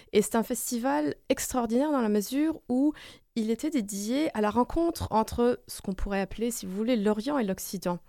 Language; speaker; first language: French; non-native, fluent; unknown